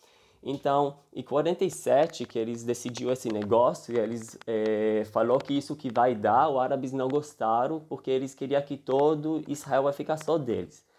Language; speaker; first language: Portuguese; early bilingual, heritage; Hebrew